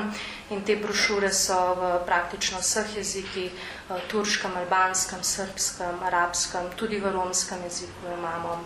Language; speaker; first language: Slovenian; native; Slovenian